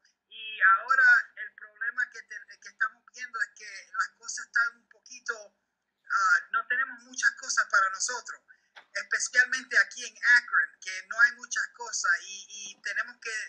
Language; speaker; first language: Spanish; early bilingual, heritage; Spanish